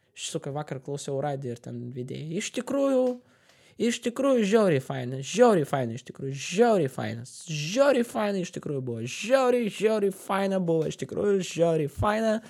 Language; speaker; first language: Lithuanian; non-native, local second language; Russian